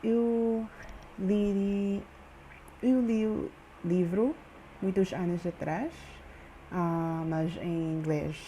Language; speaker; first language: Portuguese; non-native, learner; English